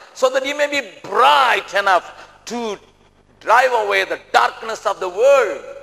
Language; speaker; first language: English; non-native, local second language; Tamil